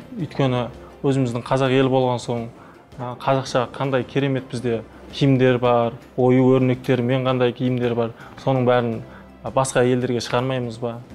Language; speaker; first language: Kazakh; early bilingual, heritage; Kazakh